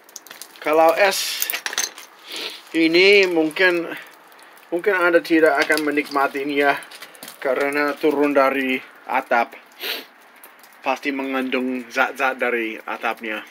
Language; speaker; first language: Indonesian; non-native, fluent; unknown